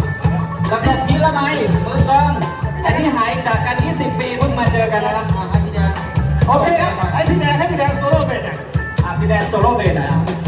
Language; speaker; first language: Thai; native; Thai